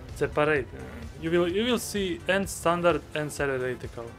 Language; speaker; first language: English; non-native, learner; Croatian